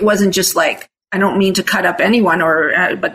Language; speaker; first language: English; non-native, fluent; Italian